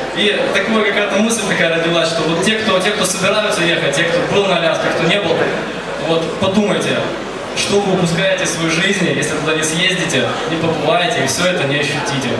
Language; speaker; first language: Russian; native; Russian